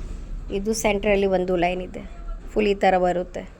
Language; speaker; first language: Kannada; non-native, local second language; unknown